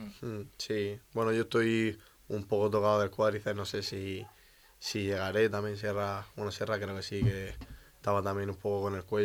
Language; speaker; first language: Spanish; native; Spanish